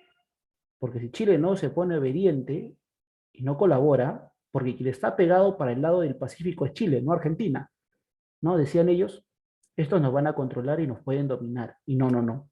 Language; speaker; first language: Spanish; native; Spanish